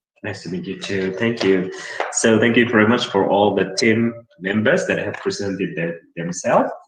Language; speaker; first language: English; non-native, fluent; Indonesian